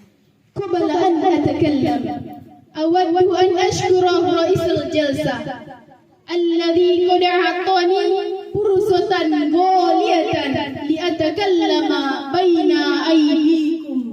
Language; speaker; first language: Arabic; non-native, learner; Indonesian